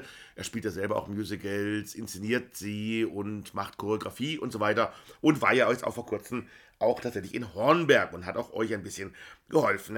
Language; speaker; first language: German; native; German